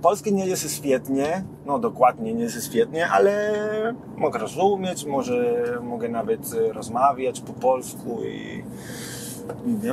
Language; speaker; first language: Polish; non-native, learner; Spanish